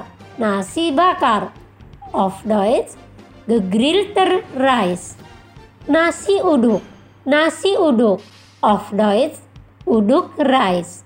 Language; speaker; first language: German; non-native, fluent; Indonesian